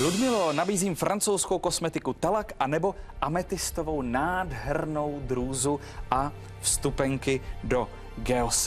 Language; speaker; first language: Czech; native; Czech